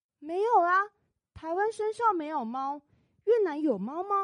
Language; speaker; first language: Chinese; native; Chinese